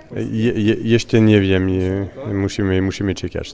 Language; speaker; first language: Polish; non-native, learner; French